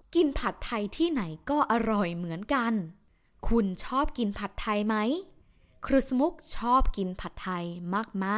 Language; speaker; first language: Thai; native; Thai